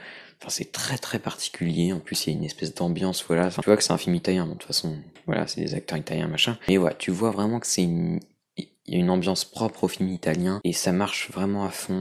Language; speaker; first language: French; native; French